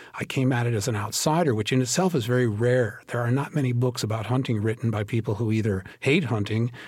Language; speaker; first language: English; native; English